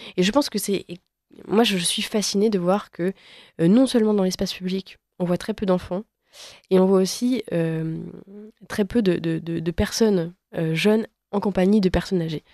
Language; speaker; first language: French; native; French